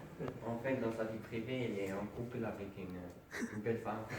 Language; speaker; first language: French; non-native, fluent; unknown